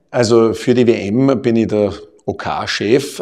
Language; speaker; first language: German; native; German